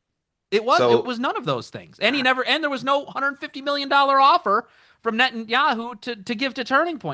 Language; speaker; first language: English; native; English